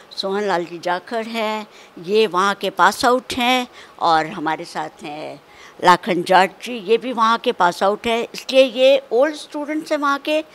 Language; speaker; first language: Hindi; native; Hindi